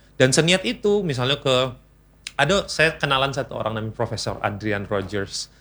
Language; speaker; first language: Indonesian; native; Indonesian